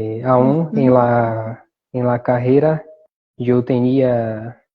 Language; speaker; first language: Spanish; non-native, fluent; Portuguese